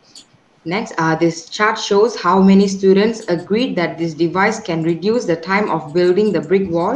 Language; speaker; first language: English; non-native, local second language; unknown